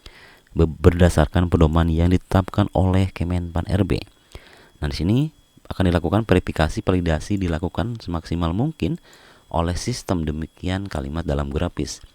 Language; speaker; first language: Indonesian; native; Indonesian